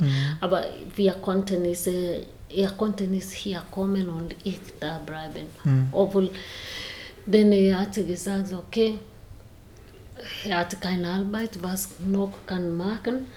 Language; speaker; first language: German; non-native, learner; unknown